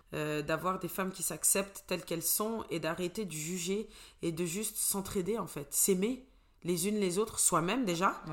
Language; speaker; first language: French; early bilingual, other home language; Portuguese